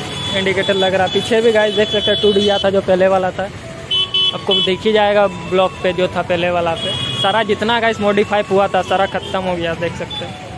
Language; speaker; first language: Hindi; native; Hindi